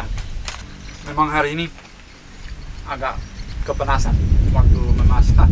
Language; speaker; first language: Indonesian; non-native, fluent; English